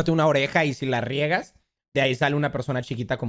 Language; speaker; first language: Spanish; native; Spanish